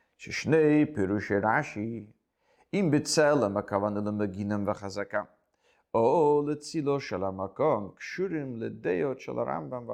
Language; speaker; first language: Hebrew; non-native, fluent; French